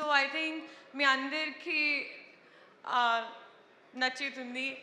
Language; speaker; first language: Telugu; non-native, learner; Hindi